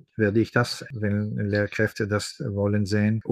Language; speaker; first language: German; non-native, fluent; Hebrew